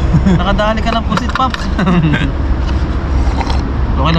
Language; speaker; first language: Filipino; native; Filipino